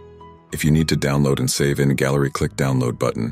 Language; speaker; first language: English; non-native, learner; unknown